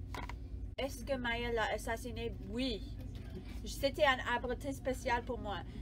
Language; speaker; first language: French; non-native, learner; English